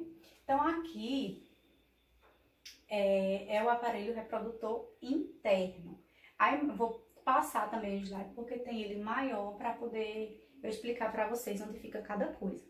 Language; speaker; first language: Portuguese; native; Portuguese